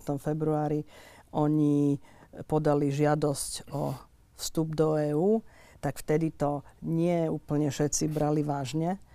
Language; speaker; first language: Slovak; native; Slovak